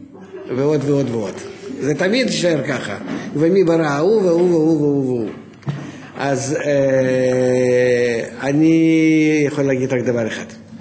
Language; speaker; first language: Hebrew; non-native, fluent; Russian